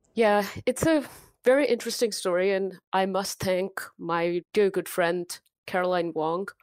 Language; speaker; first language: English; non-native, local second language; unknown